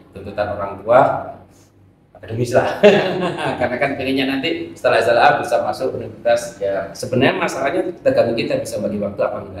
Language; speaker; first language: Indonesian; native; Indonesian